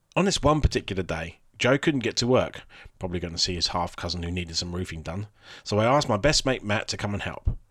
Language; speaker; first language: English; native; English